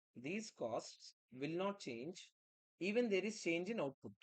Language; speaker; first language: English; non-native, local second language; Telugu